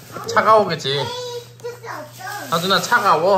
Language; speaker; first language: Korean; native; Korean